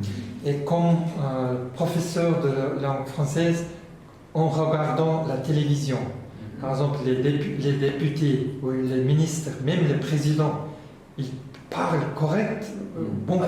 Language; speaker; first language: French; non-native, learner; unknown